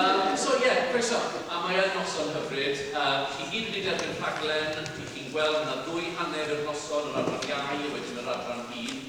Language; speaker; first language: Welsh; native; Welsh